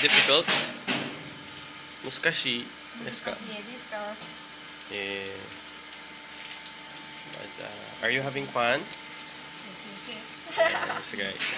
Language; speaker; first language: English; non-native, local second language; Filipino